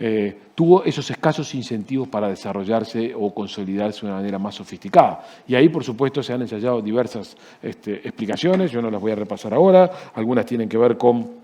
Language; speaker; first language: Spanish; native; Spanish